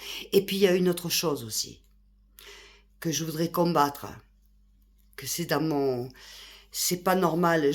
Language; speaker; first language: French; native; French